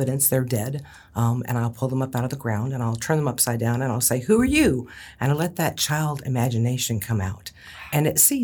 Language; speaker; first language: English; native; English